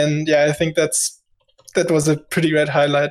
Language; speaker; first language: English; non-native, fluent; German